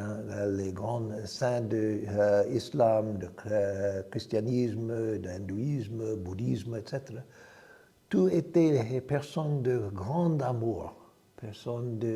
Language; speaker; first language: French; non-native, fluent; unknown